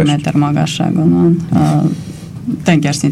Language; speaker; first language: Hungarian; non-native, fluent; Armenian